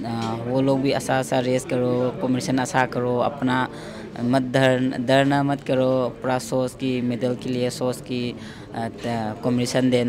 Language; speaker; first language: Hindi; non-native, local second language; Manipuri